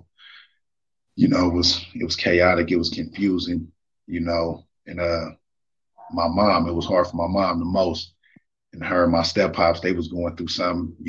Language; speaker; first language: English; native; English